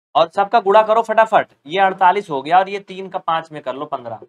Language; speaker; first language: Hindi; native; Hindi